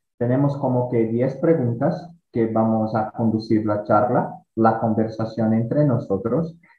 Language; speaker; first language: Spanish; non-native, fluent; Portuguese